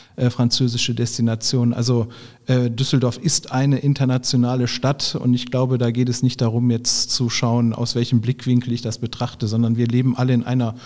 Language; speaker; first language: German; native; German